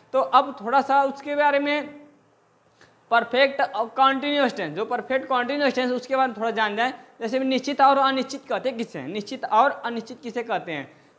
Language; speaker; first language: Hindi; native; Hindi